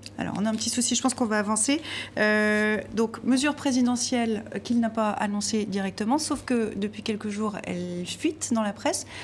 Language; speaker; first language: French; native; French